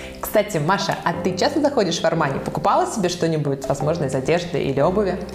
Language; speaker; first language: Russian; native; Russian